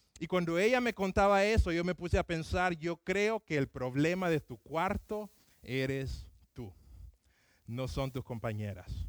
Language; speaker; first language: Spanish; early bilingual, other home language; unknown